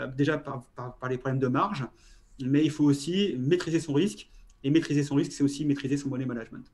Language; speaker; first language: French; native; French